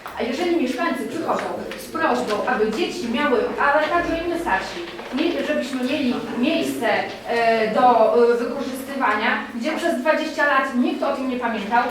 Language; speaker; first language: Polish; native; Polish